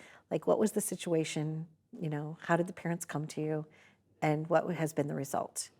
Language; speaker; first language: English; native; English